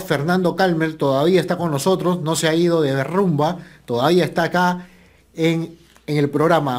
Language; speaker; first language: Spanish; native; Spanish